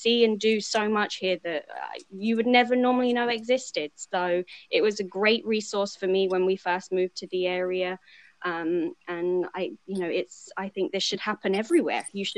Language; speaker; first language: English; native; English